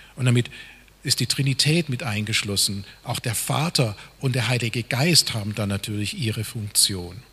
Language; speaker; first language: German; native; German